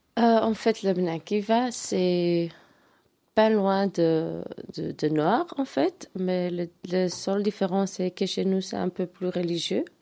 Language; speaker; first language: French; non-native, local second language; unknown